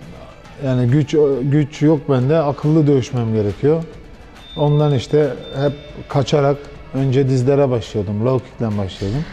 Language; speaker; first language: Turkish; early bilingual, heritage; Turkish